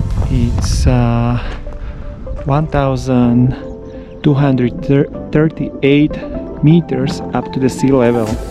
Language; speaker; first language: English; non-native, fluent; Slovak